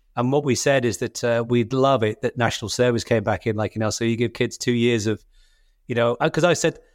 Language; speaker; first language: English; native; English